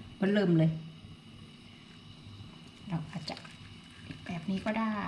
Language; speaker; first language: Thai; native; Thai